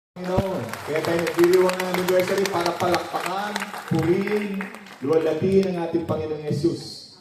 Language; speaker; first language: Filipino; non-native, local second language; Pampanga